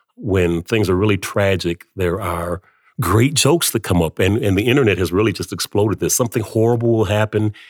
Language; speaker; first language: English; native; English